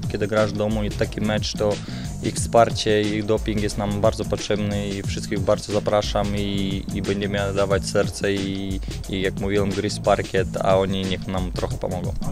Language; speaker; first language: Polish; non-native, fluent; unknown